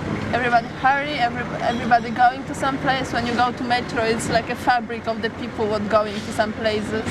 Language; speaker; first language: English; non-native, learner; Polish